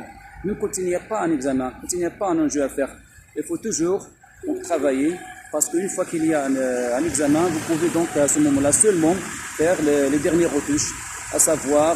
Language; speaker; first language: French; non-native, local second language; Arabic